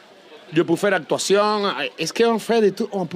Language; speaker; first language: French; non-native, learner; Spanish